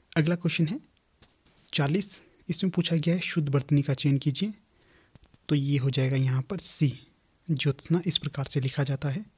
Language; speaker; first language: Hindi; native; Hindi